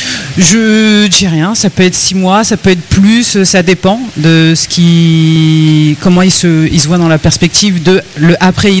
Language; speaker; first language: French; native; French